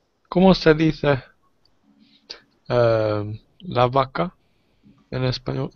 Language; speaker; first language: Spanish; non-native, learner; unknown